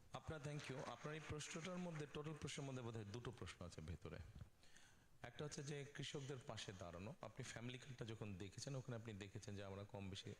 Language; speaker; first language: Bangla; native; Bangla